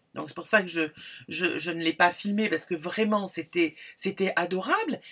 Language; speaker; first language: French; native; French